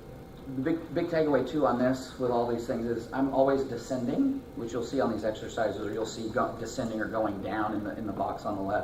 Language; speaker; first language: English; native; English